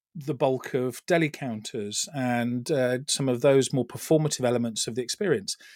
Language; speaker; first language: English; native; English